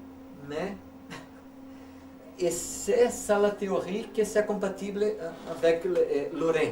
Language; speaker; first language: French; non-native, learner; Portuguese